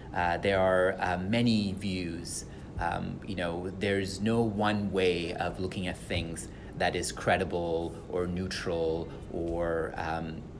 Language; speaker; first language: English; non-native, local second language; Tamil